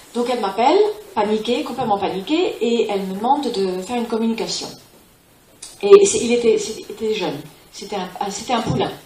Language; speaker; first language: French; non-native, fluent; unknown